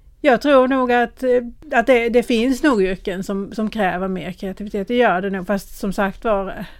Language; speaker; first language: Swedish; native; Swedish